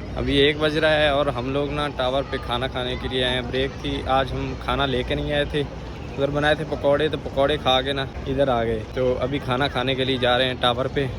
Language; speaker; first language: Urdu; non-native, local second language; Punjabi